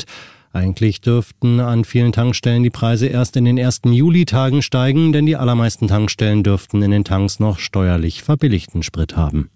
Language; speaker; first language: German; native; German